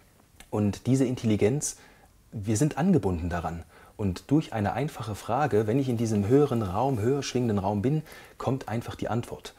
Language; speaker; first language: German; native; German